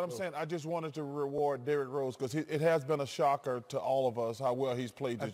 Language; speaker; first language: English; native; English